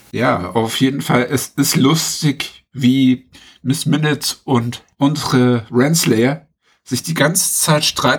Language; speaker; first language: German; native; German